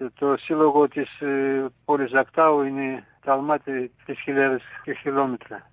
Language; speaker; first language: Greek; early bilingual, heritage; Greek